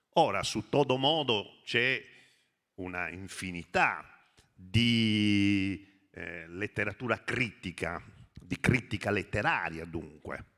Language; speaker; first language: Italian; native; Italian